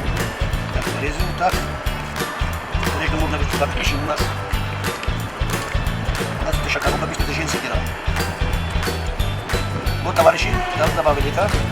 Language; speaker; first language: Russian; non-native, local second language; Tajik